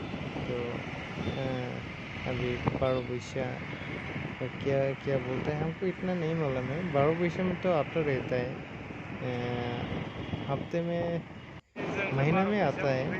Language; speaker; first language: Hindi; non-native, local second language; Bodo